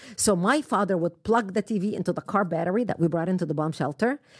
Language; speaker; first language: English; non-native, fluent; Arabic